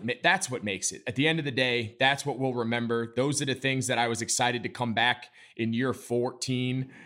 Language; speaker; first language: English; native; English